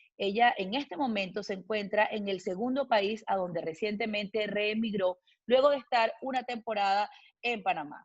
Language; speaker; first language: Spanish; native; Spanish